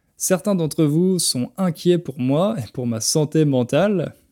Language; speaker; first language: French; native; French